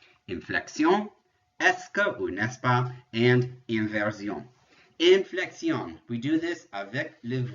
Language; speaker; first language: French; non-native, fluent; English